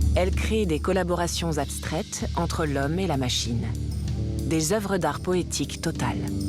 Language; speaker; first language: French; native; French